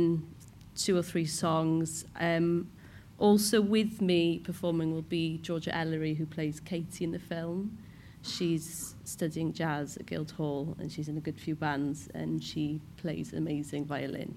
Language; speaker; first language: English; non-native, local second language; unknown